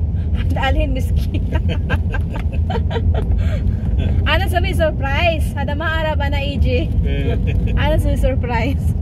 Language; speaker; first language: Arabic; non-native, learner; Filipino